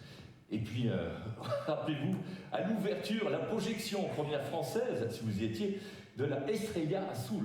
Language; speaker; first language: French; native; French